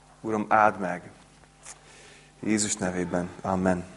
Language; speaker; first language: Hungarian; non-native, fluent; English